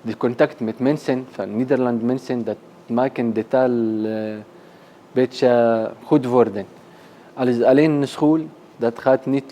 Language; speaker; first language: Dutch; non-native, learner; Arabic